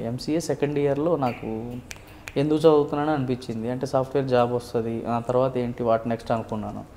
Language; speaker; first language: Telugu; native; Telugu